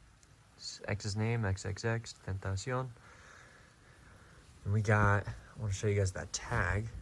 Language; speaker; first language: English; native; English